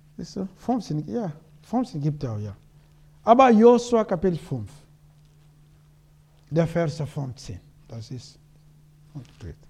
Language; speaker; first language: German; non-native, learner; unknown